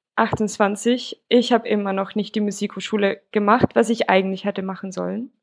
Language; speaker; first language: German; non-native, fluent; Swedish